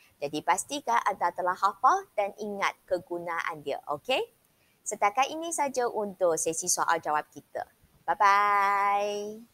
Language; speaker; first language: Malay; non-native, local second language; Chinese